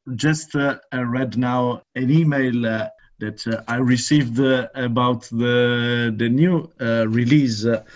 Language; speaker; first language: English; non-native, fluent; Italian